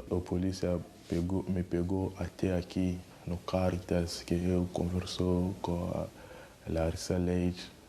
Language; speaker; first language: Portuguese; non-native, learner; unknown